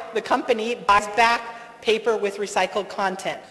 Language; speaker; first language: English; native; English